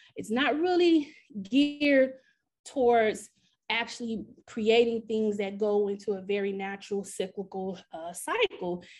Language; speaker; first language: English; native; English